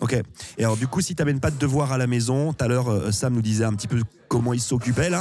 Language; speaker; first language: French; native; French